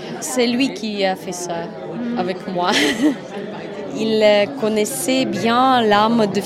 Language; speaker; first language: French; non-native, fluent; Russian